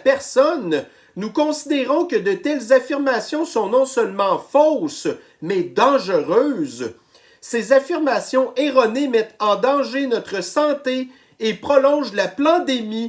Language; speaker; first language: French; native; French